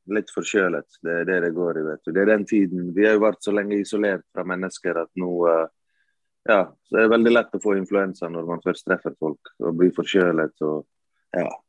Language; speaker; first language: Norwegian; early bilingual, other home language; Bosnian